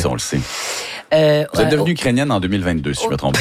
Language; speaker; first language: French; native; French